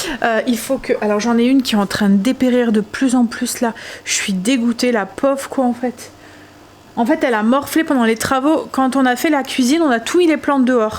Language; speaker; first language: French; native; French